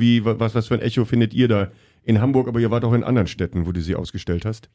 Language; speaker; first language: German; native; German